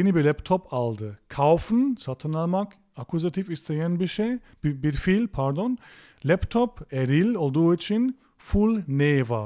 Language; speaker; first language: Turkish; non-native, fluent; German